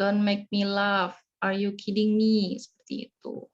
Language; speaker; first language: English; non-native, learner; Indonesian